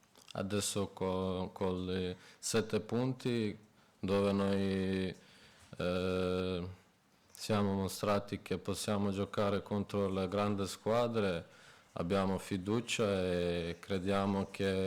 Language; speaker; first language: Italian; non-native, fluent; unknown